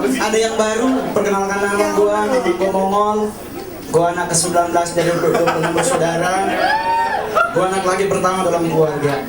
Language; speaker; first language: Indonesian; native; Indonesian